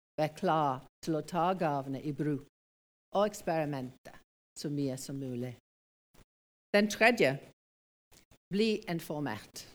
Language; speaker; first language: Norwegian; non-native, fluent; English